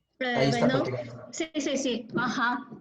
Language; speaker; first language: Spanish; non-native, learner; Chinese